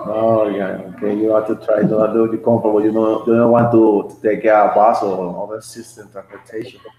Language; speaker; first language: English; non-native, learner; Spanish